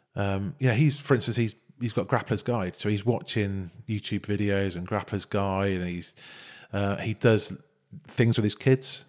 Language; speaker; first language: English; native; English